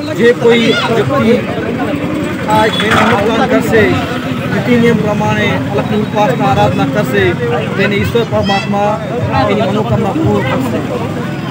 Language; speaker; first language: Gujarati; non-native, local second language; Kachhi